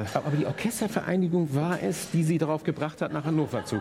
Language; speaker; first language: German; native; German